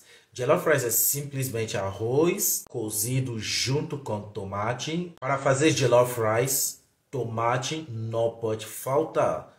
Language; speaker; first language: Portuguese; non-native, fluent; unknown